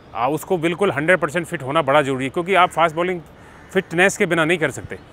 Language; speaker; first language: Hindi; native; Hindi